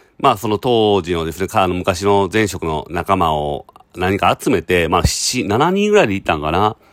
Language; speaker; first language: Japanese; native; Japanese